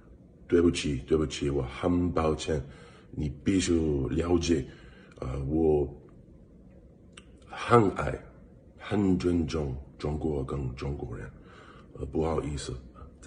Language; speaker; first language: Chinese; non-native, learner; English